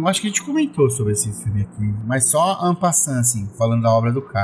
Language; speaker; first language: Portuguese; native; Portuguese